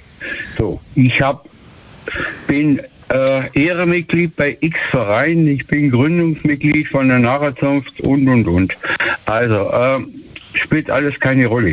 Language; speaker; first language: German; native; German